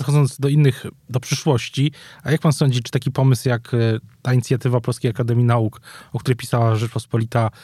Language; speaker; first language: Polish; native; Polish